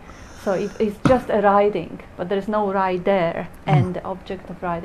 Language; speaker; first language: English; non-native, fluent; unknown